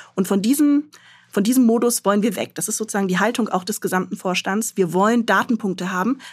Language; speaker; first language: German; early bilingual, other home language; Arabic